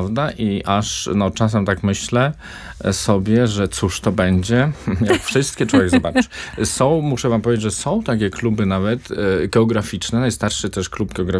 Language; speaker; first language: Polish; native; Polish